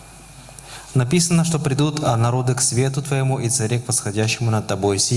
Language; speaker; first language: Russian; native; Russian